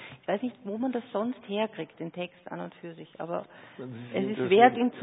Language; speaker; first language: German; native; German